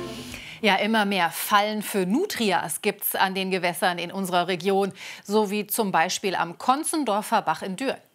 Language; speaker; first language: German; native; German